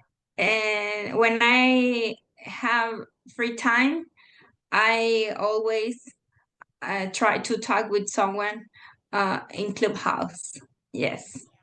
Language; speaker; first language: English; non-native, fluent; Spanish